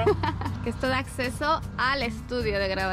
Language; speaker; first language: Spanish; native; Spanish